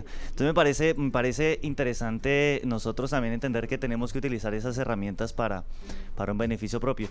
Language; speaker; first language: Spanish; native; Spanish